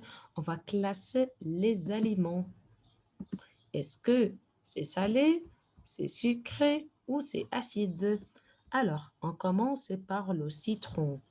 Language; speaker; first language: French; non-native, fluent; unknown